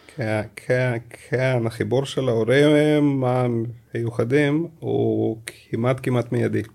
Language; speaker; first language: Hebrew; early bilingual, other home language; Russian